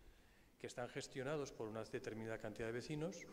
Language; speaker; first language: Spanish; native; Spanish